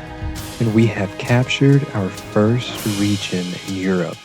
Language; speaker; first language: English; native; English